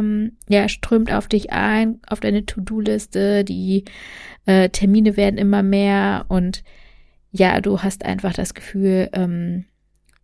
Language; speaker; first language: German; native; German